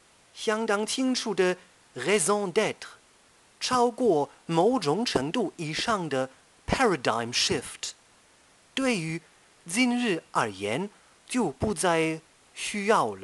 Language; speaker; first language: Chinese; non-native, fluent; German